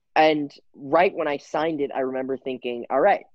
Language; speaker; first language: English; native; English